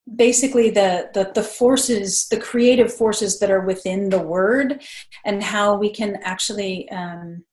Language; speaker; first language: English; native; English